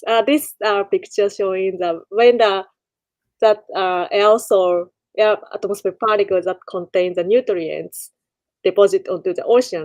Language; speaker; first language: English; non-native, learner; Japanese